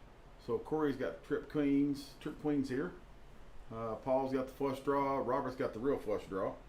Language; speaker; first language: English; native; English